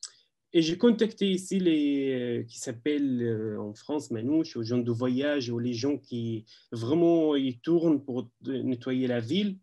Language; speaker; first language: French; non-native, learner; Arabic